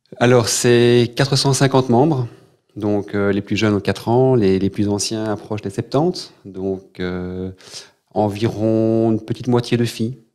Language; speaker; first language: French; native; French